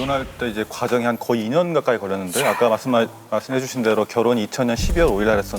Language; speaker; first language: Korean; native; Korean